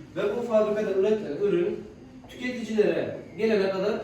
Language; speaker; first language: Turkish; non-native, fluent; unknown